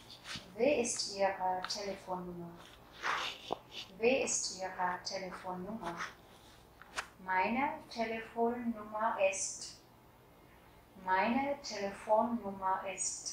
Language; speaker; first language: German; non-native, fluent; Vietnamese